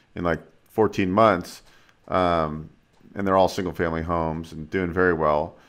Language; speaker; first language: English; native; English